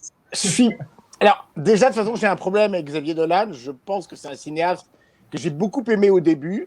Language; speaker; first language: French; native; French